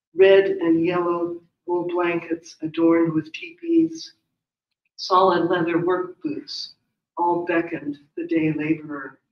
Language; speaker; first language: English; native; English